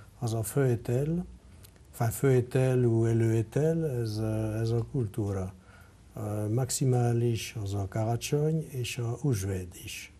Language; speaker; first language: Hungarian; non-native, learner; French